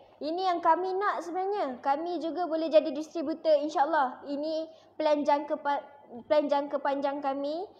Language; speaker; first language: Malay; native; Malay